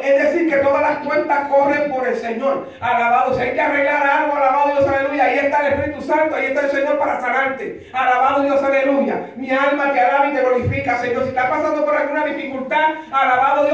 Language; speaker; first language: Spanish; early bilingual, heritage; Spanish